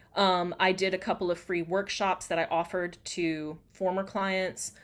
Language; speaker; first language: English; native; English